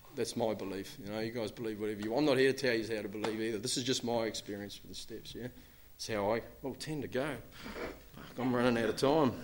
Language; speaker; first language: English; native; English